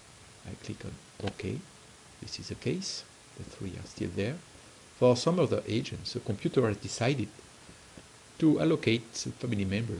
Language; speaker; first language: English; non-native, fluent; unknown